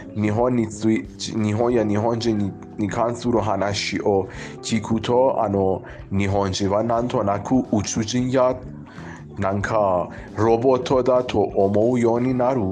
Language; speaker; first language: Japanese; non-native, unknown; Persian